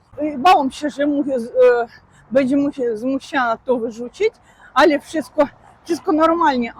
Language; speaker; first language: Polish; non-native, fluent; Russian